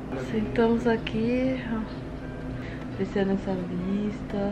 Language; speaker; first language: Portuguese; native; Portuguese